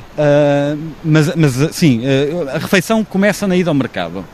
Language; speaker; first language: Portuguese; native; Portuguese